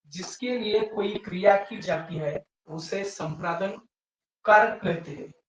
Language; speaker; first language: Hindi; non-native, local second language; Marathi